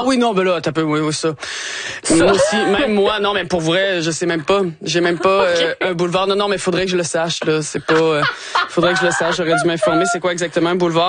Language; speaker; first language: French; native; French